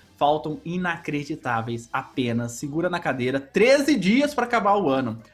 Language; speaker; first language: Portuguese; native; Portuguese